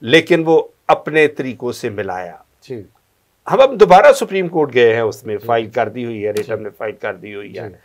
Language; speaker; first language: Urdu; non-native, local second language; Punjabi